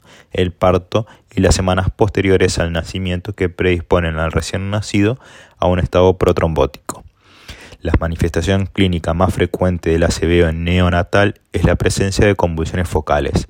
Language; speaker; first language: Spanish; native; Spanish